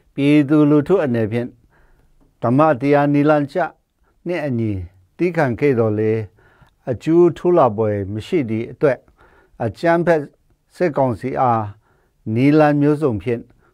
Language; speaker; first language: Burmese; non-native, local second language; Kachin